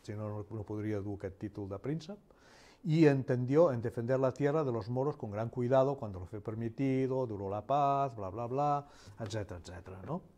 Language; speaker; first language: Spanish; non-native, local second language; Catalan